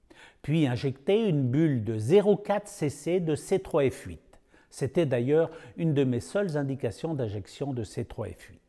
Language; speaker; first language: French; native; French